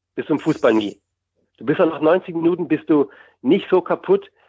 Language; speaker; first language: German; native; German